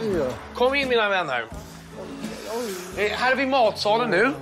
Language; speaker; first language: Swedish; native; Swedish